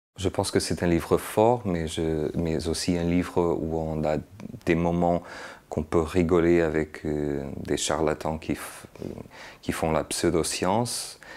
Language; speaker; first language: French; non-native, fluent; Portuguese